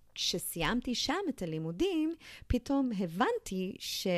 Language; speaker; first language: Hebrew; early bilingual, other home language; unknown